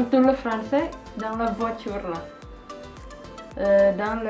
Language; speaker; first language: French; non-native, learner; Indonesian